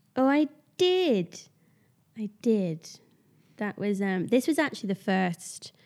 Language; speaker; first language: English; native; English